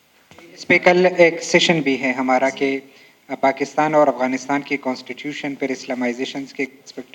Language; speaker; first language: Urdu; native; Urdu